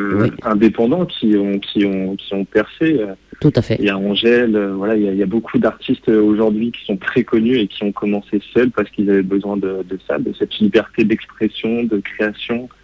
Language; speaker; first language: French; native; French